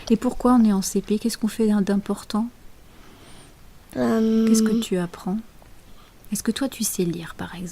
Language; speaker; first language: French; native; French